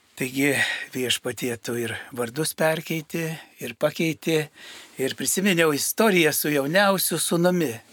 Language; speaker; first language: Lithuanian; native; Lithuanian